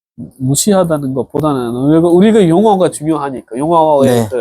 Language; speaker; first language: Korean; non-native, fluent; Uzbek